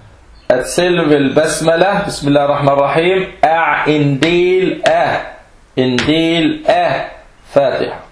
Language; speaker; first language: Danish; non-native, fluent; Arabic